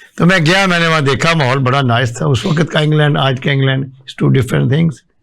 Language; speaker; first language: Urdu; non-native, local second language; Punjabi